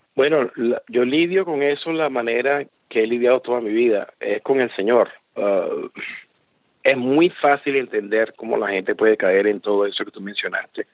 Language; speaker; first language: Spanish; native; Spanish